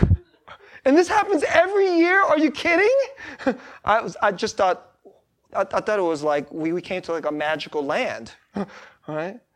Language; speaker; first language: English; early bilingual, other home language; Korean